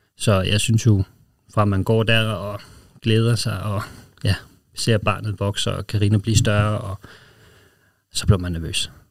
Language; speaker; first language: Danish; native; Danish